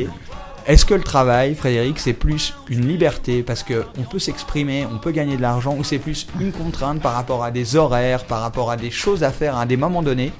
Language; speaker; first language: French; native; French